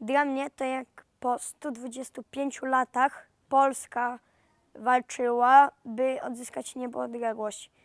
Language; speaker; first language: Polish; early bilingual, heritage; Polish